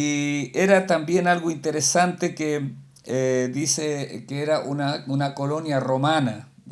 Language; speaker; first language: Spanish; native; Spanish